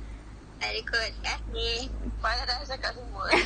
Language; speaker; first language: Malay; native; Malay